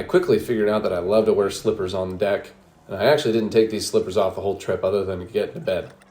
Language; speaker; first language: English; native; English